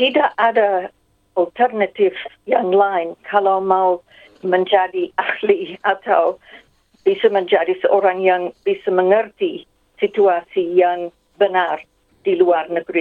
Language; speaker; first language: Indonesian; non-native, fluent; English